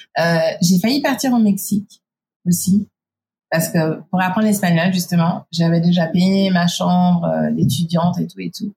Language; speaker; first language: French; native; French